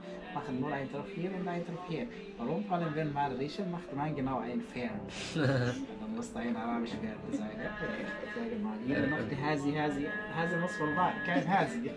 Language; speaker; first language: German; non-native, learner; Arabic